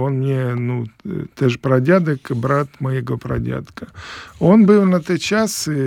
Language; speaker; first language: Polish; non-native, fluent; Ukrainian